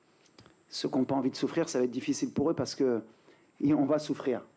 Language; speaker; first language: French; native; French